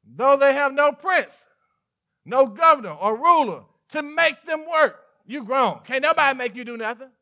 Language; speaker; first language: English; native; English